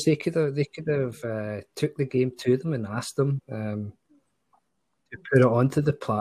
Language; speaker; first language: English; native; English